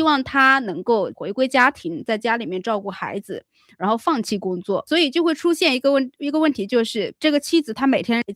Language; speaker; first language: Chinese; native; Chinese